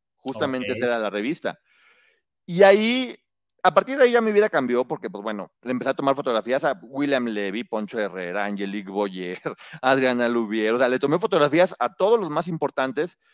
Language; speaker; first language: Spanish; native; Spanish